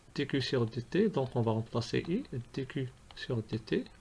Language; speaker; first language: French; non-native, local second language; Arabic